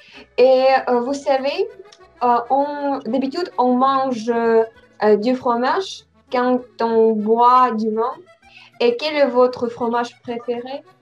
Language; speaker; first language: French; non-native, learner; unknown